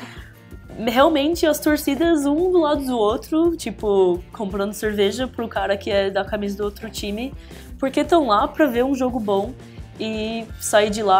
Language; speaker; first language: Portuguese; early bilingual, heritage; English